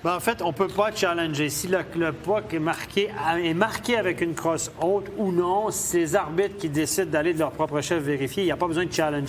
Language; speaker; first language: French; native; French